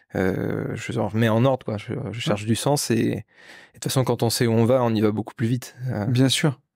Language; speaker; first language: French; native; French